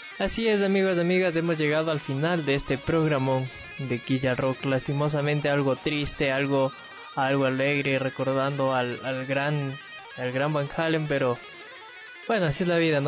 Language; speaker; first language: Spanish; native; Spanish